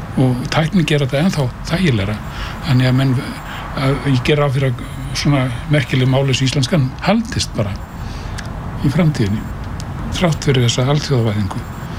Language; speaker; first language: Icelandic; native; Icelandic